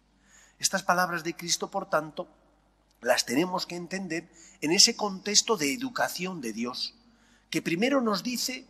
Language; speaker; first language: Spanish; native; Spanish